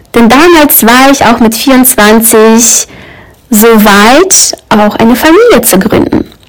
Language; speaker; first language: German; early bilingual, other home language; Russian